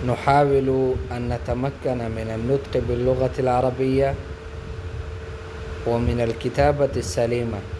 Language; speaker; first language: Arabic; non-native, fluent; Urdu